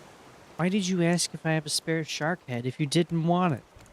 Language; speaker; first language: English; native; English